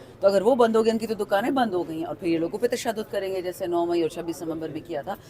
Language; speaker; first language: Urdu; non-native, local second language; Pashto